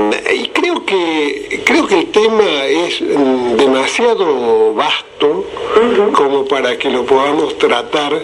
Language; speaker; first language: Spanish; native; Spanish